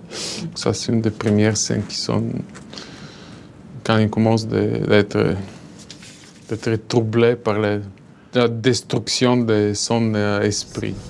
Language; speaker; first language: French; non-native, fluent; Bulgarian